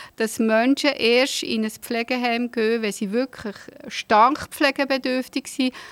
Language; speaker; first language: German; native; German